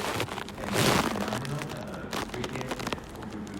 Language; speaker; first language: French; non-native, learner; Khmer